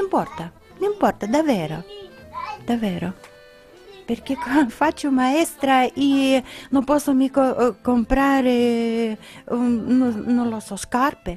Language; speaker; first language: Italian; non-native, learner; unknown